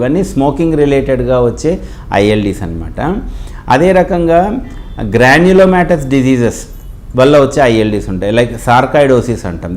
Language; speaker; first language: Telugu; native; Telugu